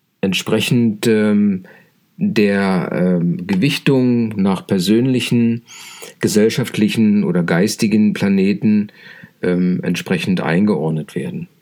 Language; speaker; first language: German; native; German